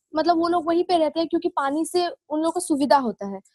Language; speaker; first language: Hindi; non-native, local second language; Assamese